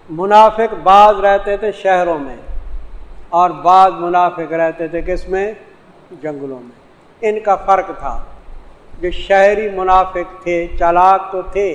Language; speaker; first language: Urdu; non-native, local second language; Saraiki